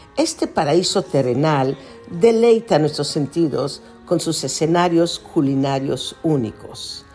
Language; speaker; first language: Spanish; native; Spanish